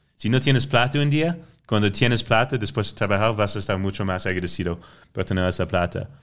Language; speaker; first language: Spanish; non-native, fluent; French